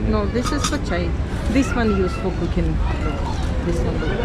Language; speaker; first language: English; non-native, learner; Russian